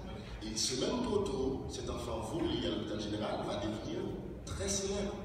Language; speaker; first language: French; non-native, local second language; Haitian Creole